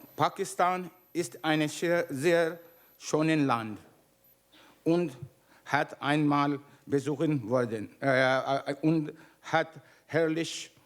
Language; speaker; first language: German; non-native, learner; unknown